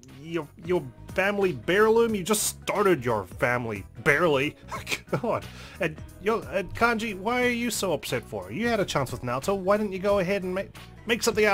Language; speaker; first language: English; native; English